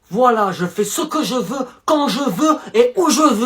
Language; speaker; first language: French; native; French